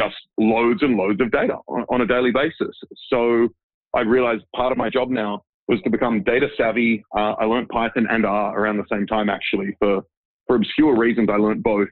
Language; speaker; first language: English; native; English